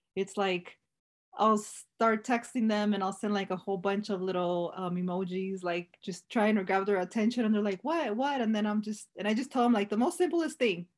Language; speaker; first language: English; native; English